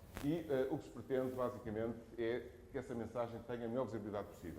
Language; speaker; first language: Portuguese; native; Portuguese